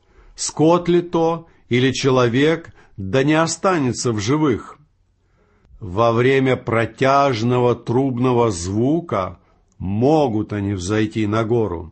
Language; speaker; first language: Russian; native; Russian